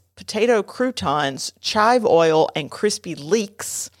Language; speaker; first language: English; native; English